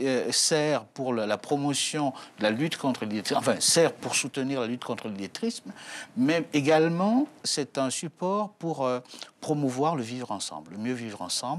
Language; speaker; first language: French; native; French